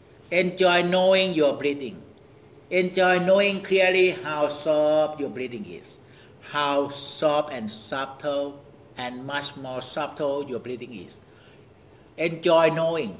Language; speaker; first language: English; non-native, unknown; Thai